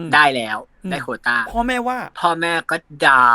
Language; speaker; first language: Thai; native; Thai